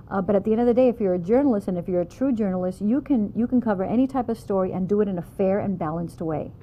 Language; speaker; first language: English; native; English